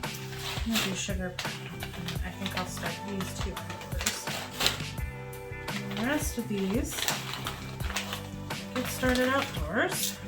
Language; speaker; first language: English; native; English